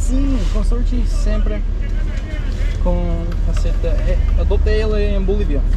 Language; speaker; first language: Portuguese; non-native, learner; English